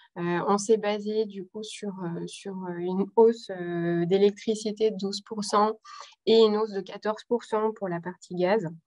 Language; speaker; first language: French; native; French